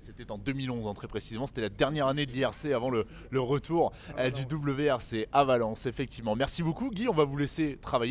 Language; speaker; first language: French; native; French